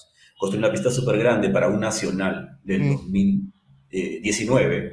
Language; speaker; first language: Spanish; native; Spanish